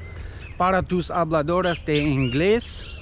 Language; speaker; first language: Spanish; non-native, learner; English